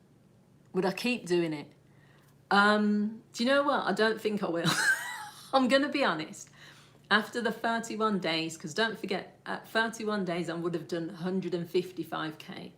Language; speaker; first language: English; native; English